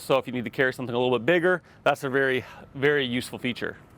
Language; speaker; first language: English; native; English